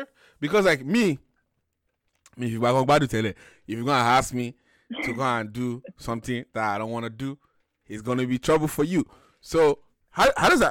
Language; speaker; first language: English; non-native, local second language; Yoruba